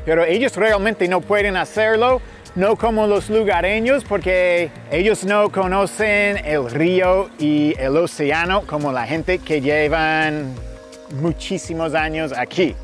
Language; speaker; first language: Spanish; non-native, fluent; English